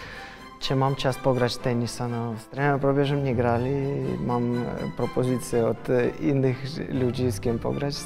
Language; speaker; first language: Polish; non-native, learner; Russian